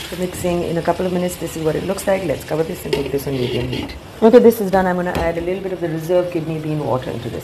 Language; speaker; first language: English; non-native, local second language; Urdu